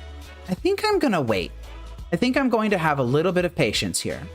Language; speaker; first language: English; native; English